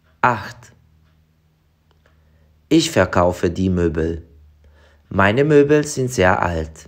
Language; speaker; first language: German; non-native, fluent; Serbian